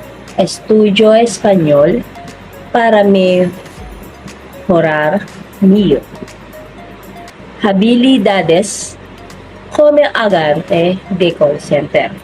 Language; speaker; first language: Spanish; non-native, learner; Filipino